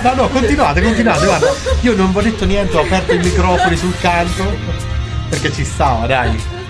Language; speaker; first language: Italian; native; Italian